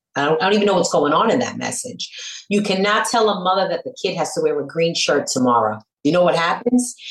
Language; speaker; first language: English; native; English